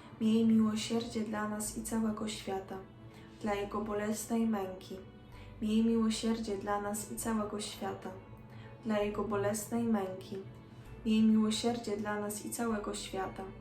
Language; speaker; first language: Polish; native; Polish